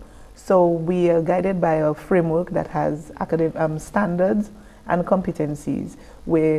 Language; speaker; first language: English; native; English